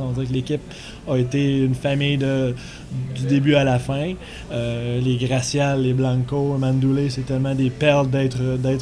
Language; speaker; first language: French; native; French